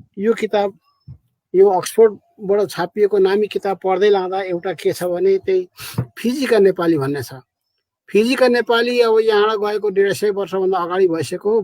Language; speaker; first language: Nepali; native; Nepali